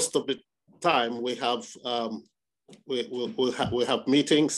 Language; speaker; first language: English; non-native, local second language; Igbo